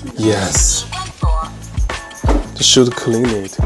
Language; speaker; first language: English; non-native, learner; Chinese